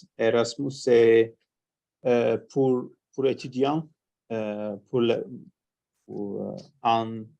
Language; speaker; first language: French; non-native, learner; Turkish